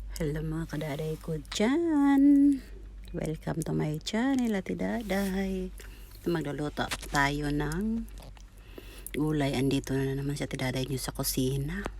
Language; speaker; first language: Filipino; non-native, local second language; Cebuano